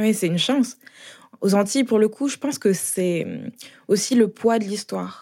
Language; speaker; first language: French; native; French